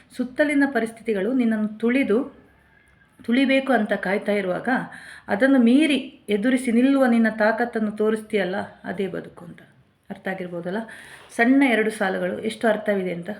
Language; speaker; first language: Kannada; non-native, local second language; Tulu